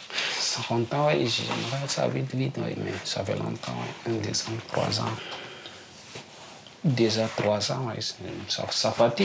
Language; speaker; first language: French; non-native, learner; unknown